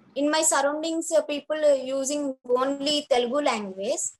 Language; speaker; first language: English; non-native, local second language; Telugu